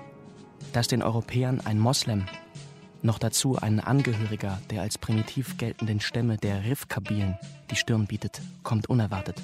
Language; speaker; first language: German; native; German